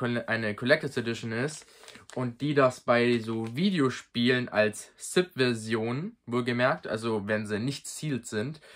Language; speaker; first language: German; native; German